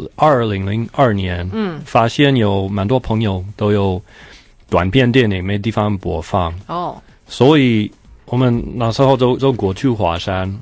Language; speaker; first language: Chinese; non-native, fluent; English